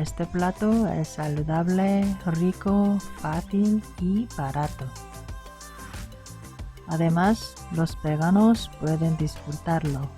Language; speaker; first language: Spanish; non-native, learner; Korean